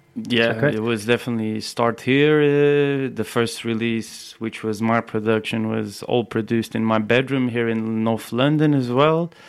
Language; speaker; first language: English; non-native, fluent; Portuguese